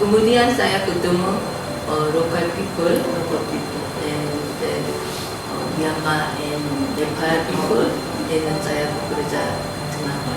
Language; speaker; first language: Indonesian; non-native, learner; Korean